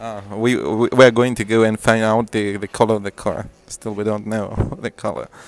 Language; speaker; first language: English; non-native, fluent; Russian